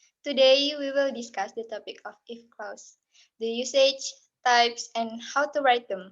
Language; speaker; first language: English; non-native, learner; Indonesian